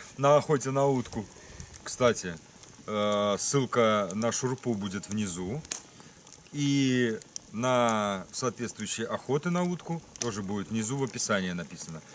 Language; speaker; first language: Russian; native; Russian